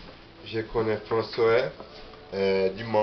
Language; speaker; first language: French; non-native, learner; Portuguese